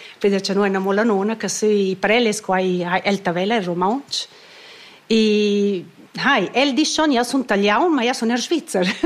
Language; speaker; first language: Italian; non-native, local second language; Romansh